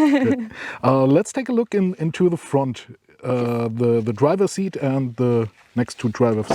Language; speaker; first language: English; non-native, fluent; German